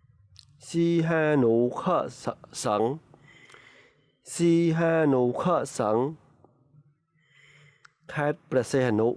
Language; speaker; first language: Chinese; non-native, fluent; Khmer